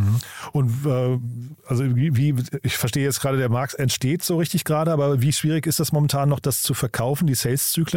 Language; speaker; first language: German; native; German